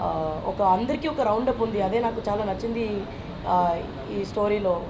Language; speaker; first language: Telugu; non-native, fluent; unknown